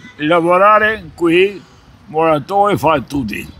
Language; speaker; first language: Italian; non-native, learner; Albanian